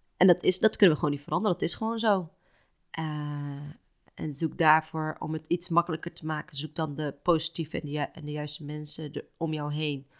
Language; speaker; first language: Dutch; native; Dutch